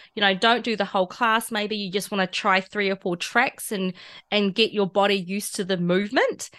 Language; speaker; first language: English; native; English